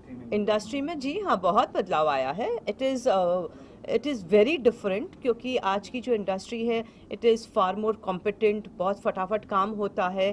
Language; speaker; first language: Hindi; native; Hindi